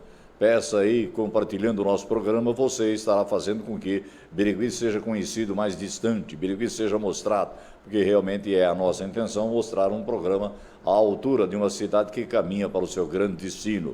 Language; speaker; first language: Portuguese; native; Portuguese